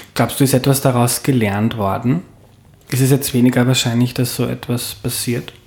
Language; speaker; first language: German; native; German